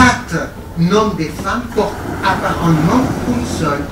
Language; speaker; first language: French; non-native, fluent; Spanish